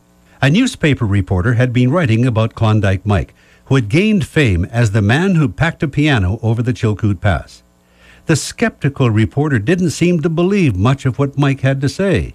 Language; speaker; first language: English; native; English